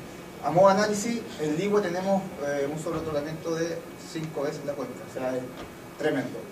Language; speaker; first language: Spanish; native; Spanish